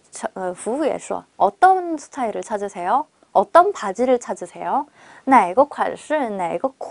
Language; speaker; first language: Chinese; non-native, fluent; Korean